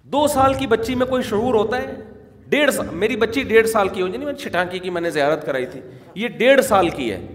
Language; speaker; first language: Urdu; native; Urdu